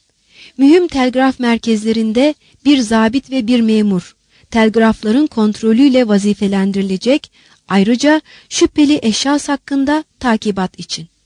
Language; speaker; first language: Turkish; native; Turkish